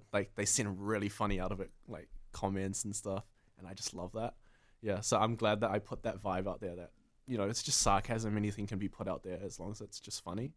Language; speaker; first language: English; native; English